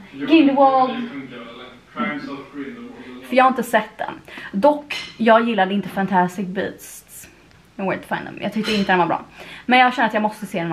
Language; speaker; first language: Swedish; native; Swedish